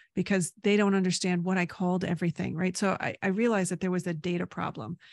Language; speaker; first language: English; native; English